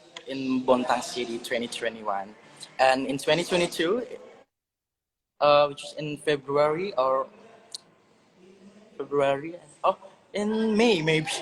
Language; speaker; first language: English; non-native, learner; Indonesian